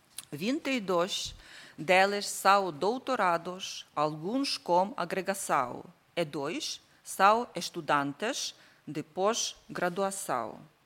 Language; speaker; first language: Portuguese; non-native, learner; Ukrainian